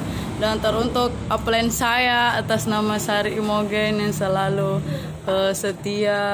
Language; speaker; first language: Indonesian; native; Indonesian